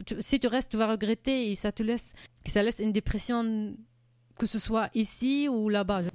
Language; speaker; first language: French; non-native, fluent; Arabic